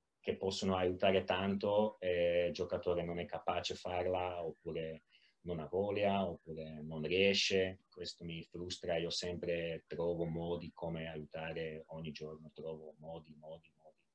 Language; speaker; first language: Italian; non-native, learner; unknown